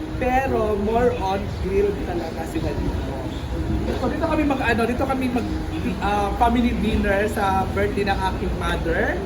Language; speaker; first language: Filipino; native; Filipino